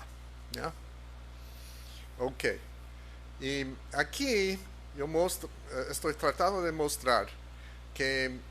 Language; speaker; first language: Spanish; non-native, fluent; English